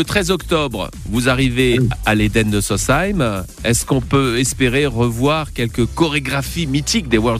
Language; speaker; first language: French; native; French